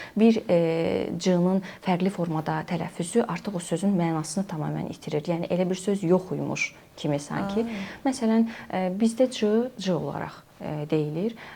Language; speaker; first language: Azerbaijani; native; Azerbaijani